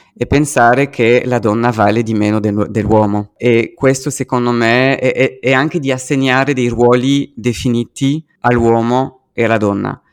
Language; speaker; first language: Italian; early bilingual, heritage; French